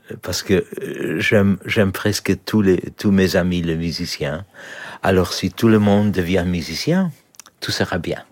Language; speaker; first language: French; non-native, learner; Polish